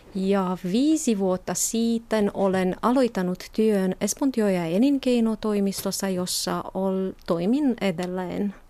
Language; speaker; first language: Finnish; non-native, fluent; Romanian